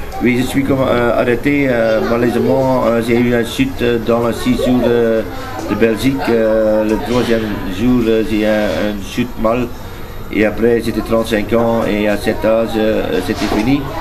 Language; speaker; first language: French; non-native, learner; Dutch